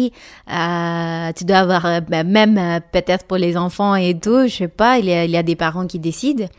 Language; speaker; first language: French; non-native, learner; Malayalam